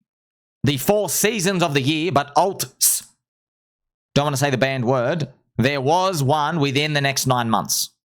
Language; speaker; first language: English; native; English